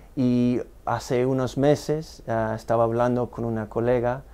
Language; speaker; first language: Spanish; non-native, fluent; English